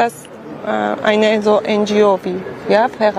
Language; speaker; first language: German; non-native, fluent; Armenian